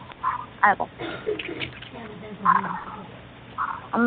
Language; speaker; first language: Korean; non-native, learner; Chinese